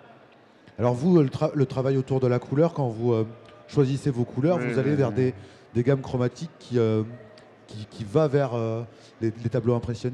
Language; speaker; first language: French; native; French